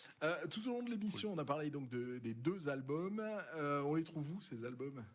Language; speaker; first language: French; native; French